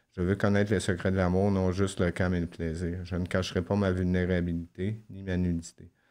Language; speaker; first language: French; native; French